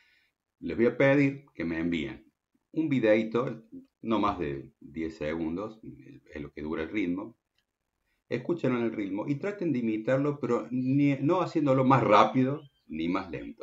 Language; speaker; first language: Spanish; native; Spanish